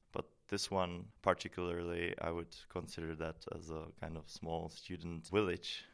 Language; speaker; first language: English; non-native, fluent; Czech